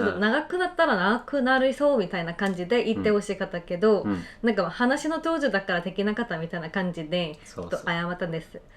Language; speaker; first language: Japanese; non-native, fluent; Korean